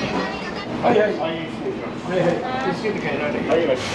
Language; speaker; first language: Japanese; native; Japanese